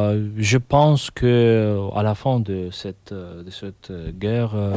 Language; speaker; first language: French; non-native, fluent; Romanian